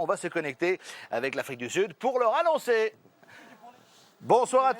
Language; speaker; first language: French; native; French